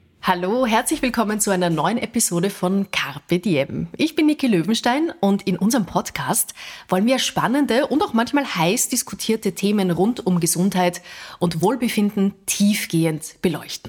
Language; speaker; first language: German; native; German